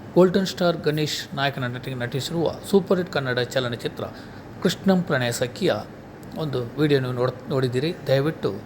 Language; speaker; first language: Kannada; non-native, local second language; Tulu